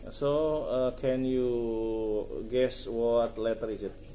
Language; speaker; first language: English; non-native, learner; Indonesian